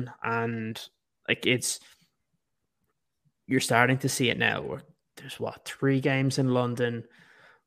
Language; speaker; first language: English; native; English